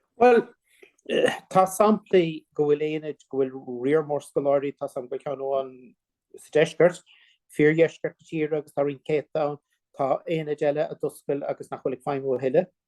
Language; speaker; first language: Irish; non-native, local second language; English